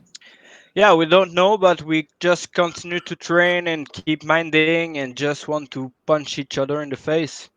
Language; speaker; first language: English; non-native, local second language; French